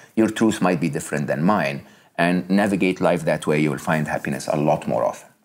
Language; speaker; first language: English; non-native, fluent; Arabic